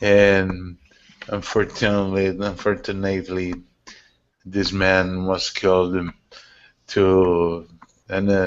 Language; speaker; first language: English; non-native, learner; Portuguese